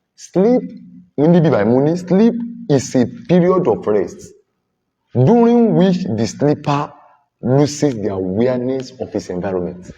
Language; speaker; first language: English; non-native, local second language; Yoruba